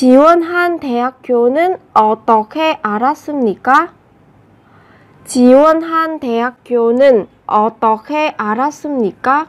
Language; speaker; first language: Korean; non-native, fluent; Vietnamese